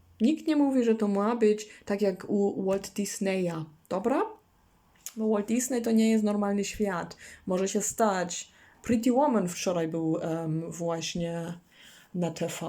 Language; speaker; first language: Polish; non-native, learner; German